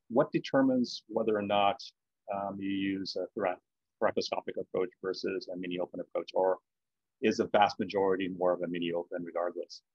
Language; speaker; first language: English; native; English